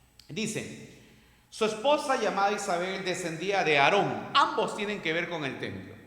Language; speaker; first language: Spanish; native; Spanish